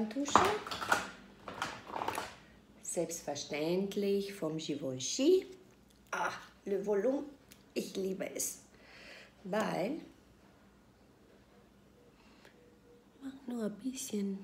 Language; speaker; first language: German; non-native, fluent; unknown